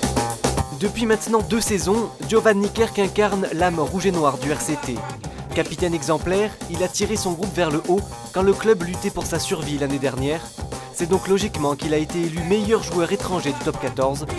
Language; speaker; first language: French; native; French